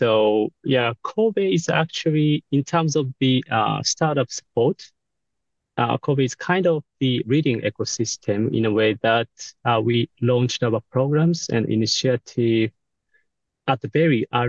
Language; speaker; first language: English; non-native, fluent; Japanese